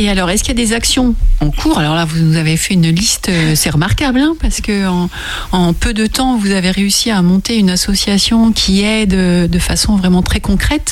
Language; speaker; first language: French; native; French